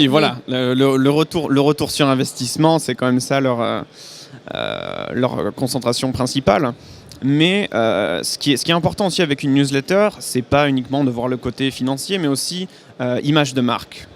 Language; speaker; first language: French; native; French